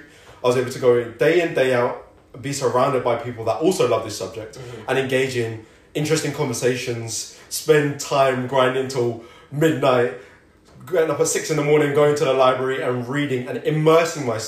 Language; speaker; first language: English; native; English